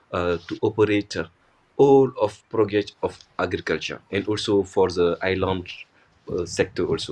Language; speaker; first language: English; non-native, local second language; Wolof